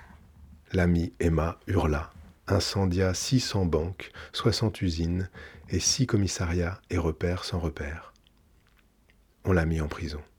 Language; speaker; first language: French; native; French